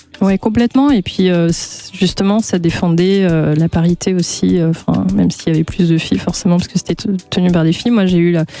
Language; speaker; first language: French; native; French